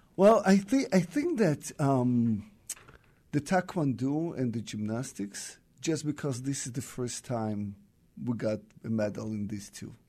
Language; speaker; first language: English; non-native, fluent; Russian